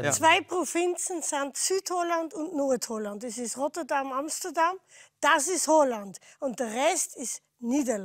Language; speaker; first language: German; non-native, fluent; Dutch